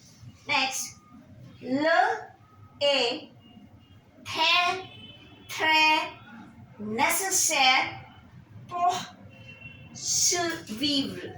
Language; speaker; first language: French; non-native, fluent; Bangla